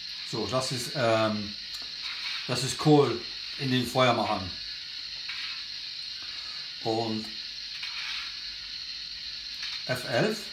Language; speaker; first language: German; non-native, learner; English